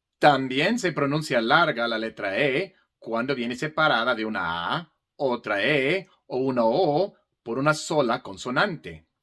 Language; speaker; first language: Spanish; non-native, fluent; English